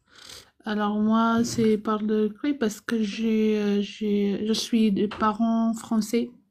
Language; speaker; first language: French; non-native, fluent; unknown